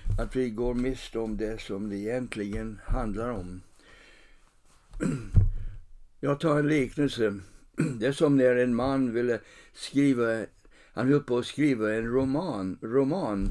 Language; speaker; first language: Swedish; non-native, fluent; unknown